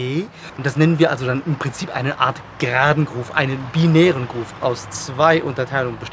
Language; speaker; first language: German; native; German